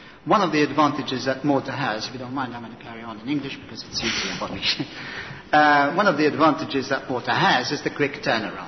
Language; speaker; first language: English; non-native, local second language; Maltese